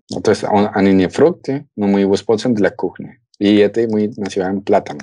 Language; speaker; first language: Russian; non-native, fluent; Spanish